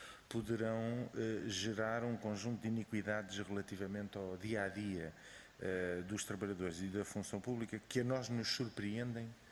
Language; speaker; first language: Portuguese; native; Portuguese